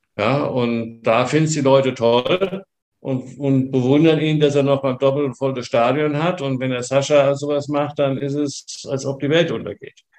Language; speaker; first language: German; native; German